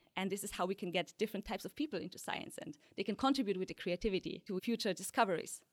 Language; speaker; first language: English; early bilingual, other home language; Polish